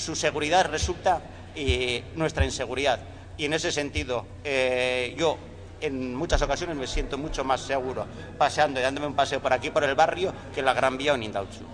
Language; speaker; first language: Spanish; native; Spanish